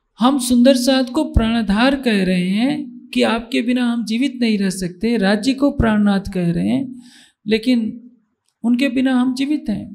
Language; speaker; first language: Hindi; native; Hindi